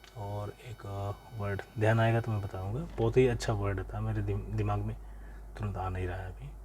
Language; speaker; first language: Hindi; native; Hindi